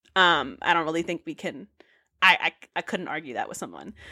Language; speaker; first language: English; native; English